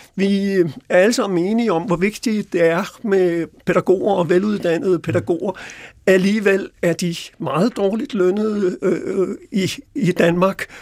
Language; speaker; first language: Danish; native; Danish